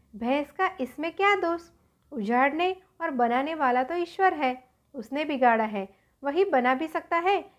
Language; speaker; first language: Hindi; non-native, local second language; Gujarati